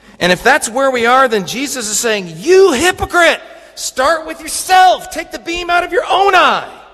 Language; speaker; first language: English; native; English